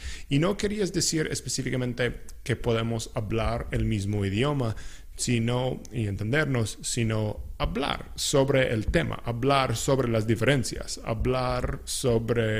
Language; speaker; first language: Spanish; non-native, local second language; English